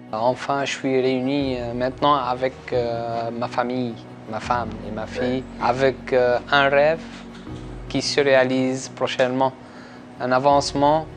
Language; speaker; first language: French; non-native, local second language; Arabic